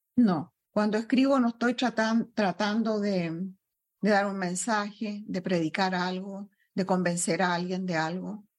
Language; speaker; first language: Spanish; native; Spanish